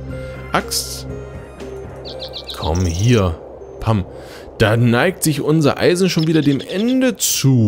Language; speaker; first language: German; native; German